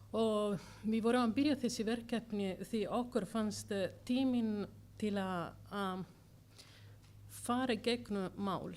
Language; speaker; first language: Icelandic; non-native, learner; Italian